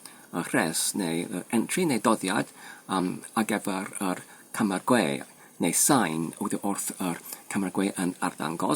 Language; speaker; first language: Welsh; non-native, fluent; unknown